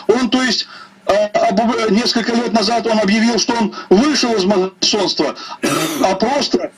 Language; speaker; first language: Russian; native; Russian